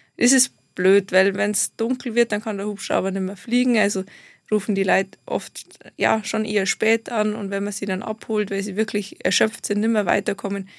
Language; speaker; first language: German; native; German